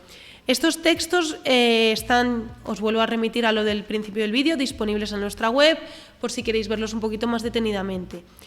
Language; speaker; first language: Spanish; native; Spanish